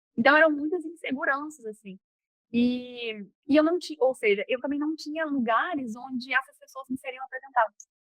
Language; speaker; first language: Portuguese; native; Portuguese